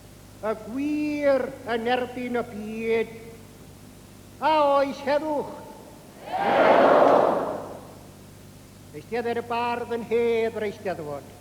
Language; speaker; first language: Welsh; native; Welsh